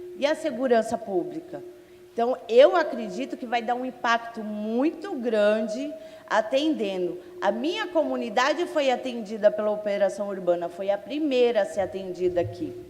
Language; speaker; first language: Portuguese; native; Portuguese